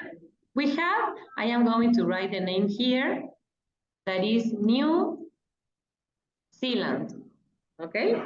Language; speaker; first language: English; non-native, fluent; Spanish